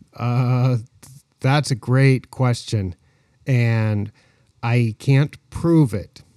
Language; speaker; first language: English; native; English